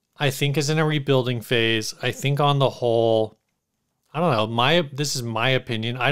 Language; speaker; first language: English; native; English